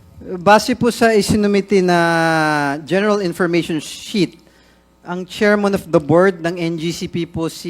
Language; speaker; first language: Filipino; native; Filipino